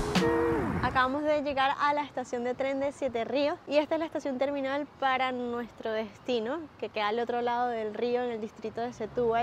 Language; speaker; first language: Spanish; native; Spanish